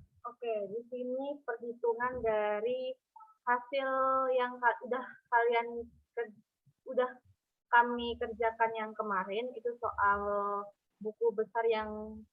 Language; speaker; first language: Indonesian; native; Indonesian